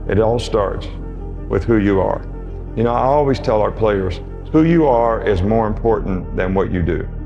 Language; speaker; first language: English; native; English